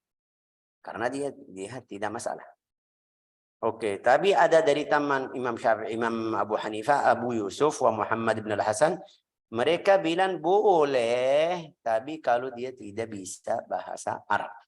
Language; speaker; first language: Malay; non-native, fluent; Arabic